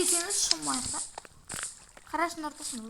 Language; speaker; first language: Kazakh; native; Kazakh